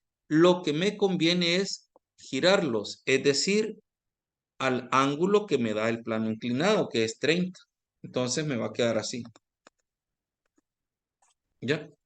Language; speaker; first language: Spanish; native; Spanish